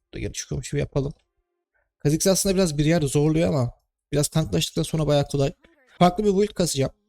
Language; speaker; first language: Turkish; native; Turkish